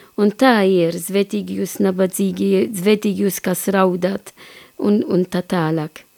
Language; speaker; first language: Latvian; non-native, fluent; Maltese